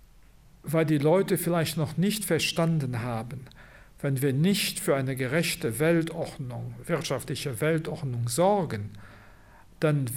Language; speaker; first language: German; non-native, local second language; Luxembourgish